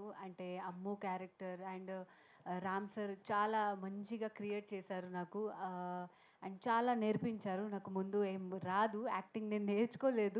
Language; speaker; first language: Telugu; non-native, learner; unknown